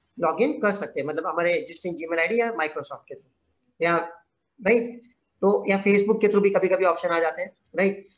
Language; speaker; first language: Hindi; non-native, local second language; Gujarati